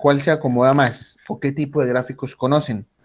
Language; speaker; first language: Spanish; native; Spanish